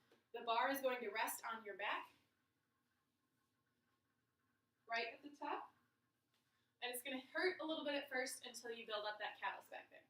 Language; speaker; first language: English; native; English